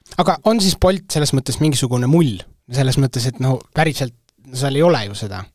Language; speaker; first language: Estonian; native; Estonian